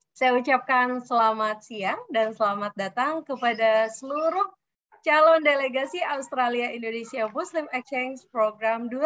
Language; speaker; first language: Indonesian; native; Indonesian